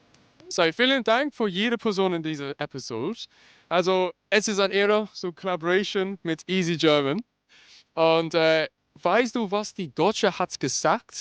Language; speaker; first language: German; non-native, learner; English